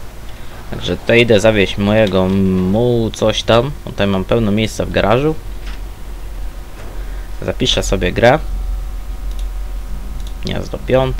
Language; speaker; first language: Polish; native; Polish